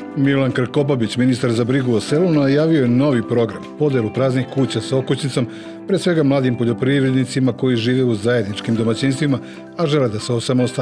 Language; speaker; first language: Serbian; native; Serbian